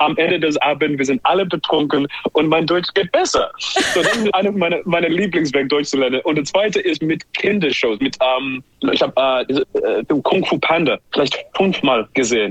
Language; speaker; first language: German; non-native, learner; English